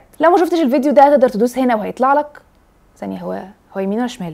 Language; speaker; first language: Arabic; native; Arabic